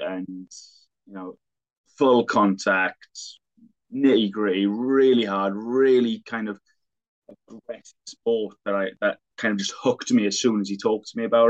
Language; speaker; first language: English; native; English